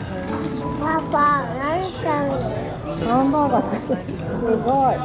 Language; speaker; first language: Japanese; native; Japanese